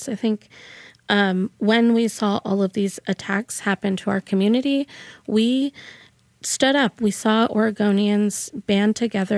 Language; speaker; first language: English; early bilingual, other home language; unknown